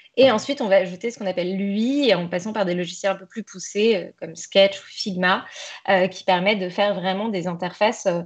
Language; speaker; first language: French; native; French